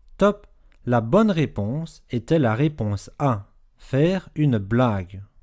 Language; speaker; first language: French; native; French